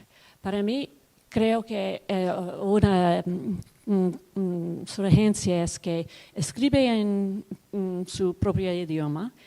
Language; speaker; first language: Spanish; non-native, learner; English